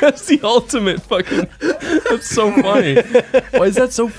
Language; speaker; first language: English; native; English